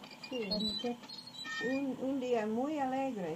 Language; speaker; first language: Spanish; non-native, learner; English